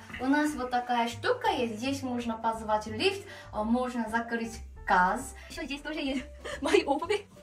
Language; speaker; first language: Russian; non-native, learner; Korean